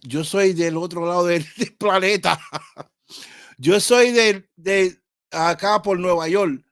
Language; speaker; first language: Spanish; early bilingual, heritage; Spanish